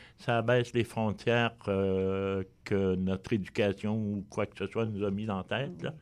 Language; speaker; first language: French; non-native, fluent; Spanish